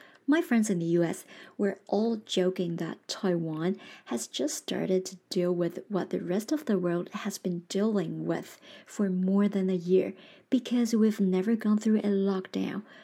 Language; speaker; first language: English; non-native, fluent; Chinese